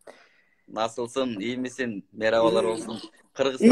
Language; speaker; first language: Turkish; non-native, learner; Kyrgyz